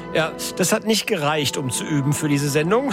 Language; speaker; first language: German; native; German